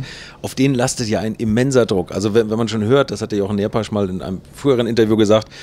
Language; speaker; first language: German; native; German